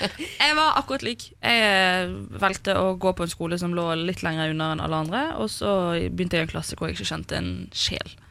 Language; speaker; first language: Norwegian; native; Norwegian